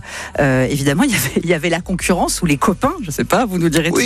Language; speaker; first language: French; native; French